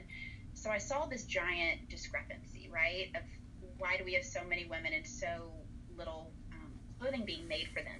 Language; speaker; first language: English; native; English